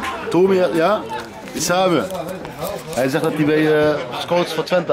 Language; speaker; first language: Dutch; native; Dutch